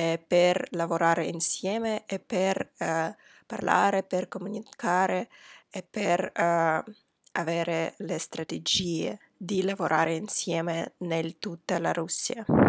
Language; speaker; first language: Italian; non-native, fluent; Russian